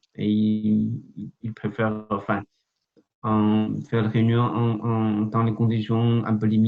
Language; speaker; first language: French; non-native, fluent; Chinese